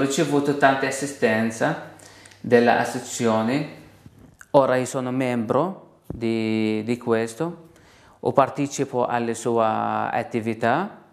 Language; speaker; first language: Italian; non-native, learner; Arabic